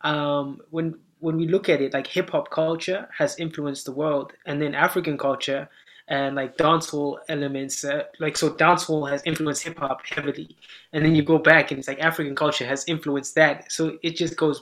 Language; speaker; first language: English; non-native, local second language; Shona